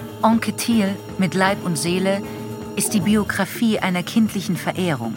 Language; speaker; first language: German; native; German